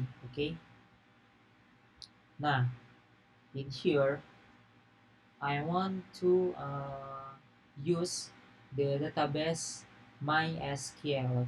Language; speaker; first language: English; non-native, learner; Indonesian